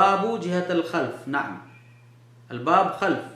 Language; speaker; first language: Arabic; non-native, fluent; Urdu